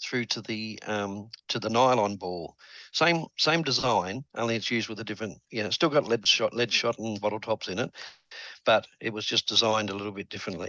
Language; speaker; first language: English; native; English